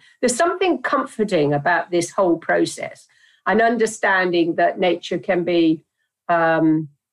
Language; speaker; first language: English; native; English